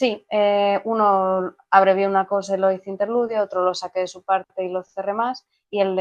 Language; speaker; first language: Spanish; native; Spanish